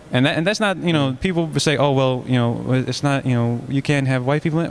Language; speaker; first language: English; native; English